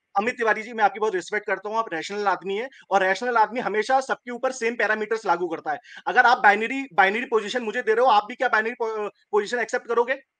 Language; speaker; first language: Hindi; native; Hindi